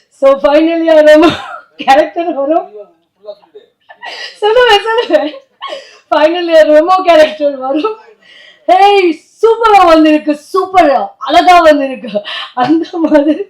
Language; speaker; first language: Tamil; non-native, learner; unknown